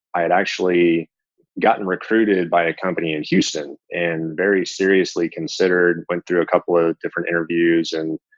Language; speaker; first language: English; native; English